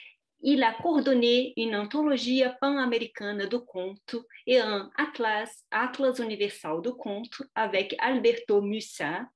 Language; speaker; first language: French; non-native, fluent; Portuguese